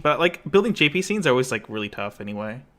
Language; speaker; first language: English; native; English